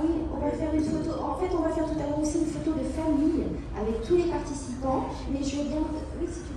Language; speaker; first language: French; native; French